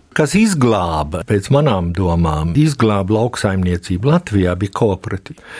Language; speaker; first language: Latvian; early bilingual, heritage; Latvian